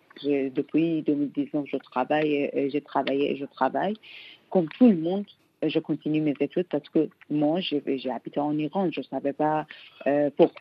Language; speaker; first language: French; non-native, learner; Persian